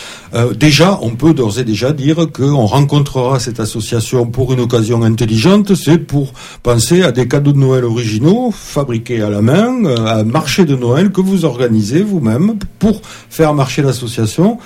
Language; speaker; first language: French; native; French